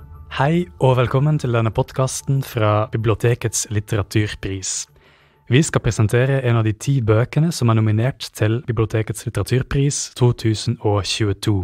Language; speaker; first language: Norwegian; native; Norwegian